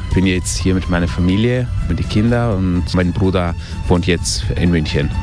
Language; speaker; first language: German; early bilingual, heritage; Italian